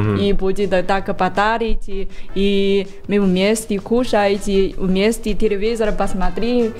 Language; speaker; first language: Russian; non-native, learner; Chinese